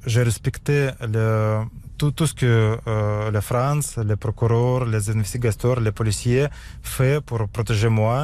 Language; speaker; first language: French; non-native, learner; Russian